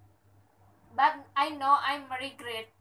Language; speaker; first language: English; non-native, learner; Indonesian